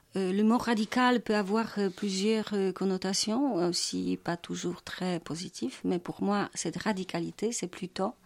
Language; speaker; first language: French; non-native, fluent; Polish